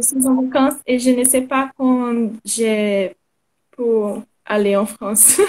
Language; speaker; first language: French; non-native, learner; Portuguese